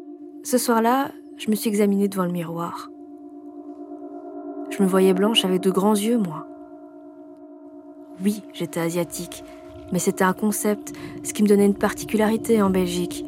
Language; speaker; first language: French; native; French